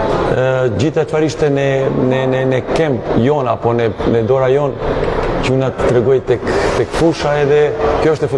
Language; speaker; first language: Albanian; non-native, learner; Serbian